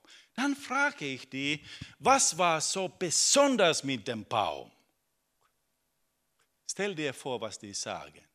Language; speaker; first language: German; non-native, fluent; Finnish